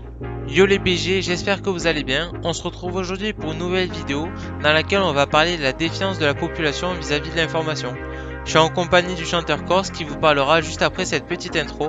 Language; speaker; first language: French; native; French